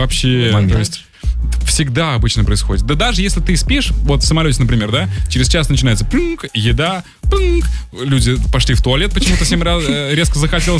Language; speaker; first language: Russian; native; Russian